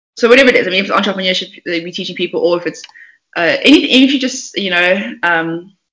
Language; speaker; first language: English; native; English